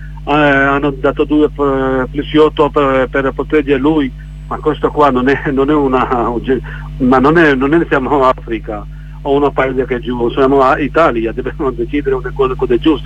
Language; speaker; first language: Italian; non-native, learner; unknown